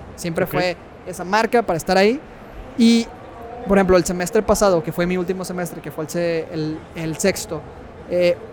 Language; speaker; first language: Spanish; native; Spanish